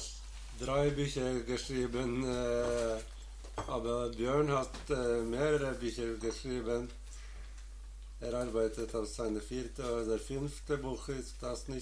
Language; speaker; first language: German; non-native, learner; Norwegian